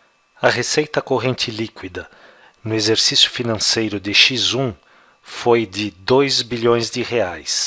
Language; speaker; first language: Portuguese; native; Portuguese